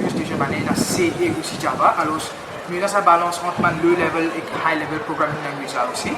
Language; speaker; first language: French; non-native, local second language; Morisyen